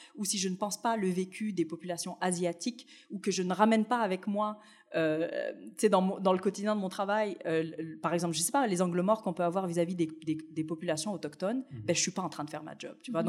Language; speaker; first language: French; early bilingual, other home language; Arabic